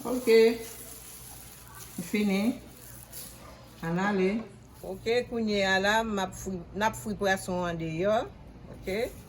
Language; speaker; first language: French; non-native, learner; Haitian Creole